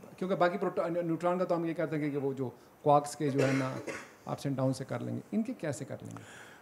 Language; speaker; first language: Urdu; native; Urdu